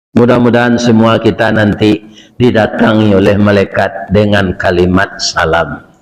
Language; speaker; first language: Malay; non-native, local second language; Minangkabau